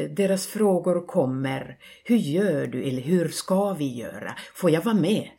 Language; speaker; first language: Swedish; non-native, local second language; Finnish